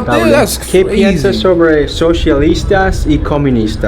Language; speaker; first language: Spanish; non-native, learner; English